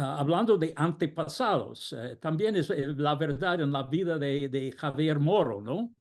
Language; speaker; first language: Spanish; non-native, fluent; English